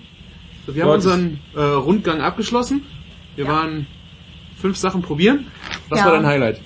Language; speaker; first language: German; native; German